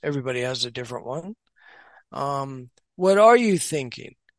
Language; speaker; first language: English; native; English